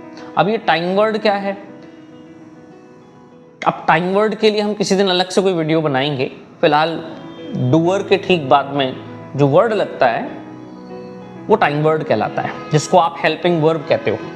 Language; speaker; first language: Hindi; native; Hindi